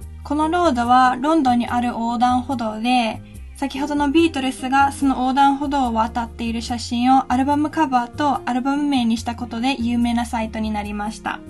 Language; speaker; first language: Japanese; native; Japanese